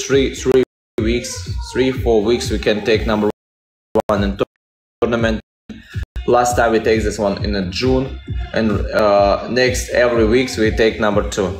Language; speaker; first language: English; non-native, learner; Russian